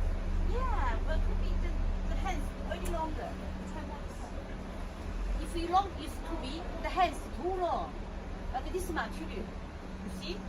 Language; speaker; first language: English; non-native, learner; Cantonese